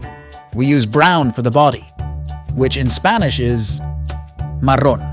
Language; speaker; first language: English; non-native, fluent; Spanish